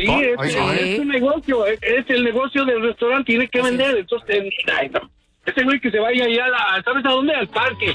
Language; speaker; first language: Spanish; native; Spanish